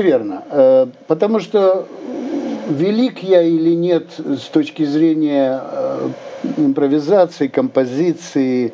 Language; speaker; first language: Russian; native; Russian